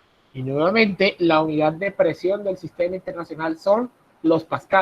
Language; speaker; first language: Spanish; native; Spanish